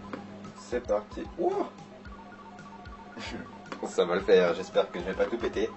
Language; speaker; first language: French; native; French